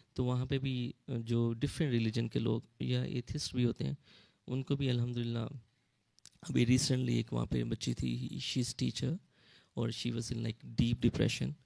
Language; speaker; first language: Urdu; early bilingual, heritage; Urdu